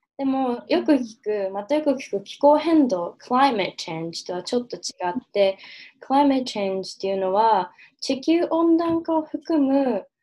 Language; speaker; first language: Japanese; early bilingual, heritage; Japanese